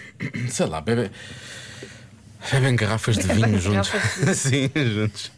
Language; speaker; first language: Portuguese; native; Portuguese